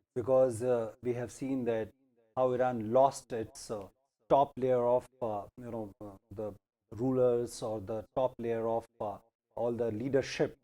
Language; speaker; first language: English; non-native, local second language; Hindi